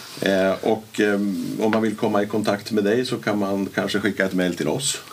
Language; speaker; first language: Swedish; native; Swedish